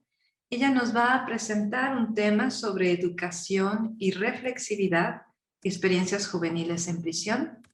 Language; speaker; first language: Spanish; native; Spanish